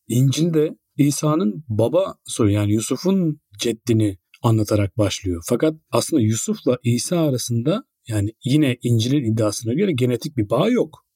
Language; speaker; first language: Turkish; native; Turkish